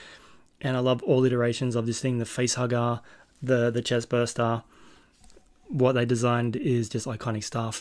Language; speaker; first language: English; native; English